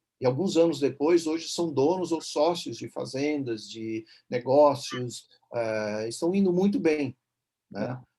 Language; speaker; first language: Portuguese; native; Portuguese